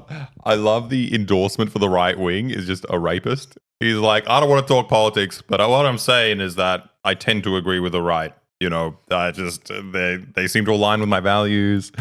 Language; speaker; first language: English; native; English